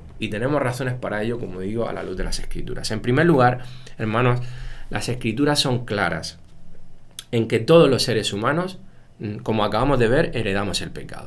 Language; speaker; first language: Spanish; native; Spanish